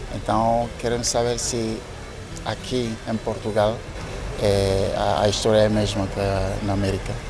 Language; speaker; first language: Portuguese; non-native, learner; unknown